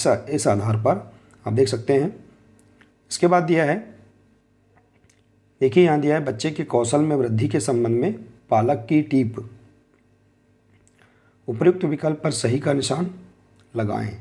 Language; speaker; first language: Hindi; native; Hindi